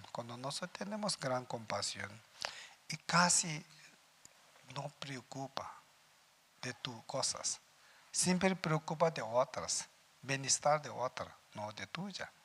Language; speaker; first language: Spanish; non-native, learner; Tibetan